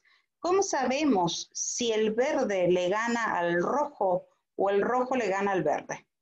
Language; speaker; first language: Spanish; native; Spanish